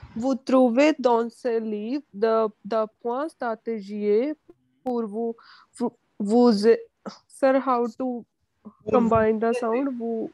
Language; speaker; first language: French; non-native, learner; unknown